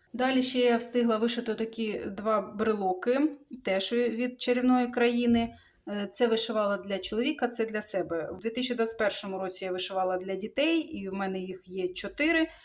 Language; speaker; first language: Ukrainian; non-native, local second language; Russian